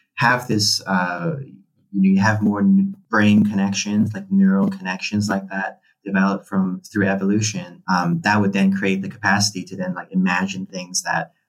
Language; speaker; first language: English; non-native, local second language; Cantonese